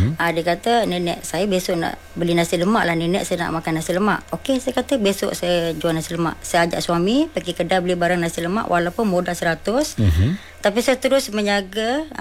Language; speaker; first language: Malay; non-native, local second language; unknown